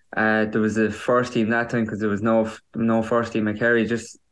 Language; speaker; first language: English; native; English